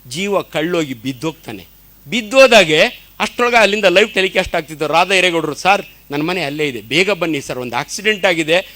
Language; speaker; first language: Kannada; native; Kannada